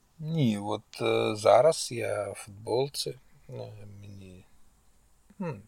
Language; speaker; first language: Ukrainian; non-native, local second language; Russian